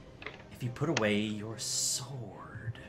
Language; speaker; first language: English; native; English